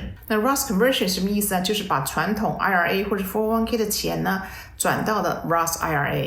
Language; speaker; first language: Chinese; native; Chinese